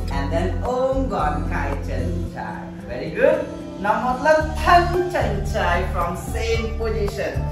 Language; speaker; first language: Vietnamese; non-native, learner; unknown